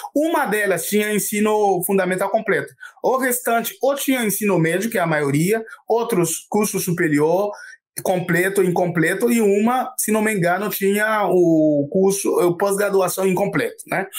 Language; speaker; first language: Portuguese; non-native, fluent; Haitian Creole